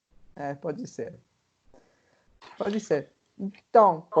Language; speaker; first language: Portuguese; non-native, fluent; Italian